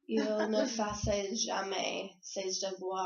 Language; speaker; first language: French; non-native, learner; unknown